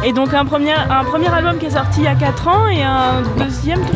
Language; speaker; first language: French; native; French